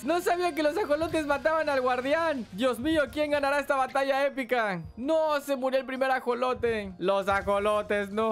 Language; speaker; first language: Spanish; native; Spanish